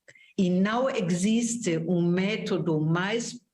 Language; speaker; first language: Portuguese; non-native, fluent; German